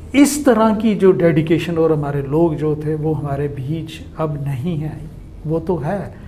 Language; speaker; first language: Hindi; native; Hindi